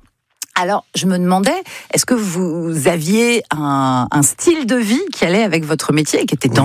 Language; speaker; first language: French; native; French